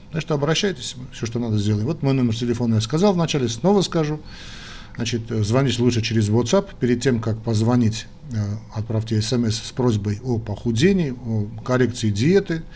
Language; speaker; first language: Russian; non-native, local second language; Armenian